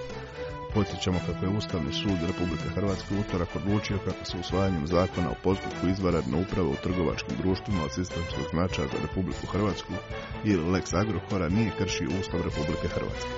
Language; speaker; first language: Croatian; native; Croatian